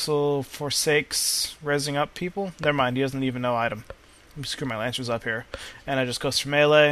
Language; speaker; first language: English; native; English